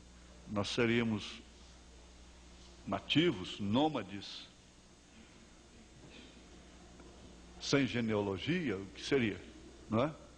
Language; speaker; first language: Portuguese; native; Portuguese